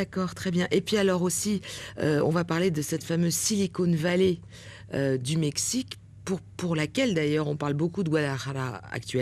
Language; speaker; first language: French; native; French